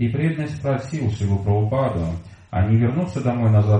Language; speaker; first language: Russian; native; Russian